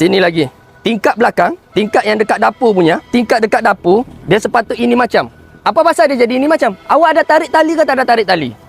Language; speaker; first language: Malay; non-native, local second language; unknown